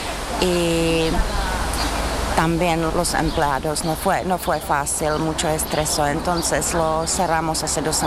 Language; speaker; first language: Spanish; non-native, fluent; Czech